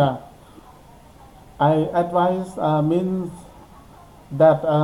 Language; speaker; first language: English; non-native, learner; Thai